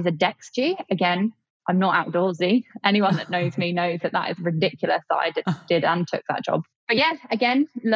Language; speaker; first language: English; native; English